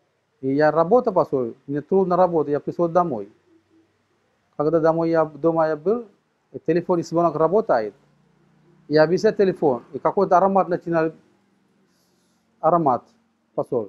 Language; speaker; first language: Russian; non-native, learner; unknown